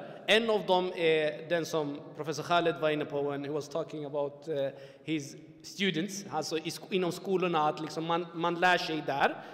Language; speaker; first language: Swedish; native; Swedish